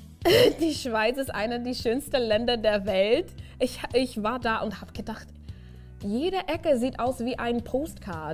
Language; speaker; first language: German; non-native, fluent; English